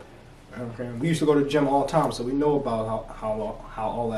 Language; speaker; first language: English; native; English